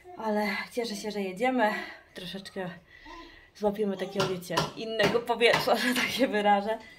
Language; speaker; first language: Polish; early bilingual, heritage; Polish